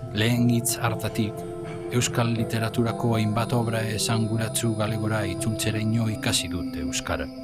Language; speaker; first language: Basque; non-native, fluent; Galician